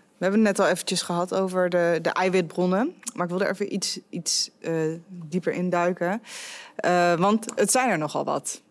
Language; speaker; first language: Dutch; native; Dutch